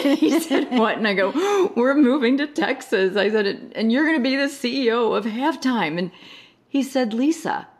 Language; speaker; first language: English; native; English